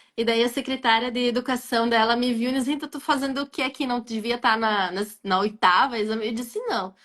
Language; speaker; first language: Portuguese; non-native, fluent; Arabic